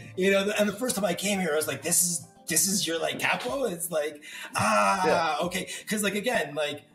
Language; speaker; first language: English; native; English